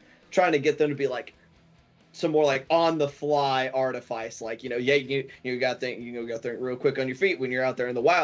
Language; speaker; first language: English; native; English